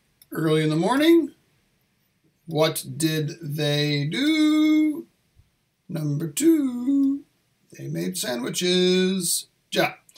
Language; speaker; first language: English; native; English